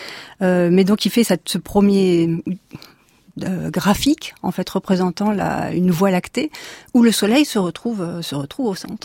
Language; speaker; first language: French; native; French